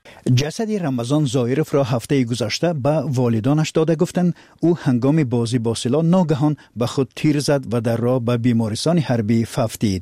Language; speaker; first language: Persian; native; Persian